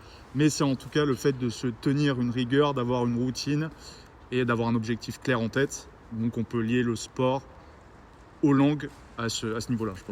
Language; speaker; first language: French; native; French